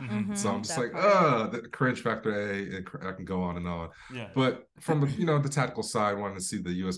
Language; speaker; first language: English; native; English